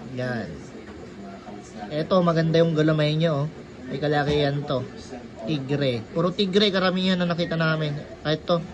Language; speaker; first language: Filipino; non-native, local second language; Iloko